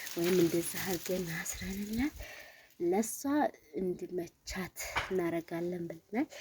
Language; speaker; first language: Amharic; native; Amharic